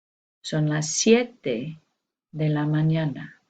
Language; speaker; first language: Spanish; non-native, fluent; English